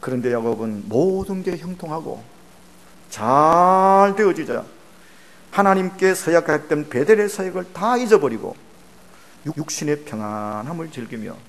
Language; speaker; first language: Korean; native; Korean